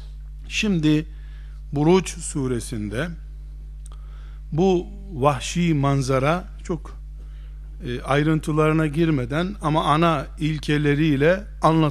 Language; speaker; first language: Turkish; native; Turkish